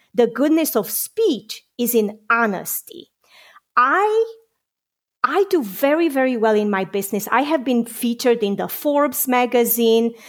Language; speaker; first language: English; non-native, fluent; Romanian